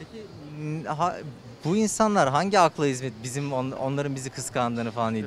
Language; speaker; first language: Turkish; native; Turkish